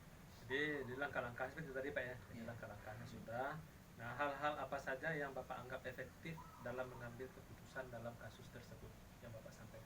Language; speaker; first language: Indonesian; native; Indonesian